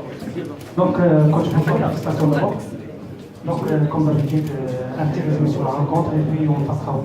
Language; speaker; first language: French; non-native, local second language; Arabic